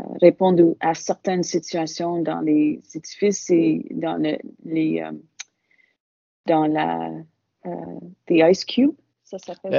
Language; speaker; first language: French; non-native, local second language; English